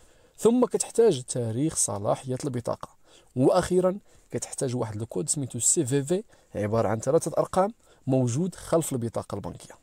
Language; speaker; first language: Arabic; native; Arabic